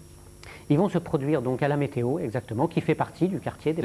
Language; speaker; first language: French; native; French